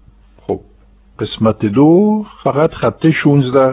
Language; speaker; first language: Persian; non-native, fluent; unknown